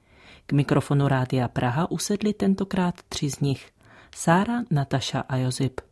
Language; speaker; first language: Czech; native; Czech